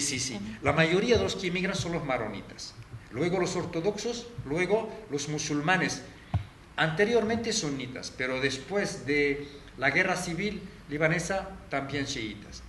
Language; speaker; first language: Spanish; non-native, fluent; Arabic